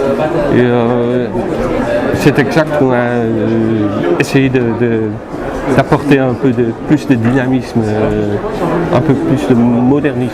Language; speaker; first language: French; non-native, fluent; Dutch